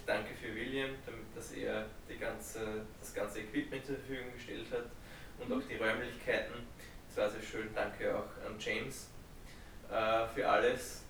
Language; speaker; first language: German; native; German